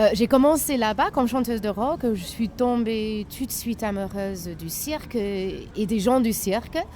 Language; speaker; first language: French; non-native, fluent; English